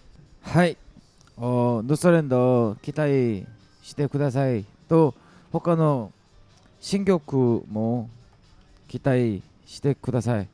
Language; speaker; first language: Japanese; non-native, learner; Korean